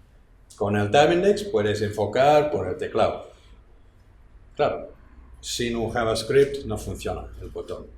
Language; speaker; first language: Spanish; non-native, fluent; English